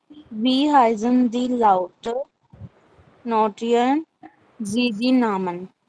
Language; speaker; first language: German; non-native, learner; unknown